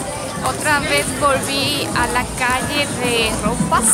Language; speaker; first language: Spanish; non-native, fluent; Korean